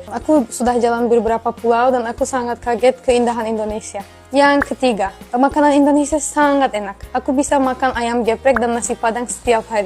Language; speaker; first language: Indonesian; non-native, fluent; Turkish